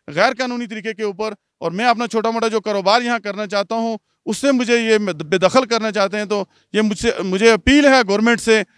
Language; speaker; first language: Urdu; non-native, local second language; Punjabi